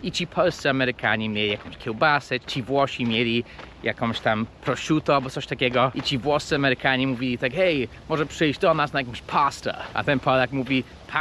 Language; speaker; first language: Polish; early bilingual, heritage; Polish